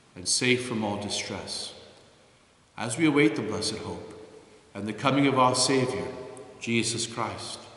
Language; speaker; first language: English; native; English